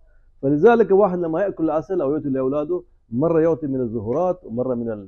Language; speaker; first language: Arabic; non-native, fluent; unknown